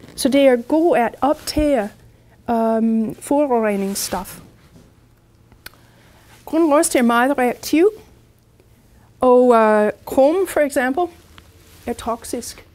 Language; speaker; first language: Danish; non-native, fluent; English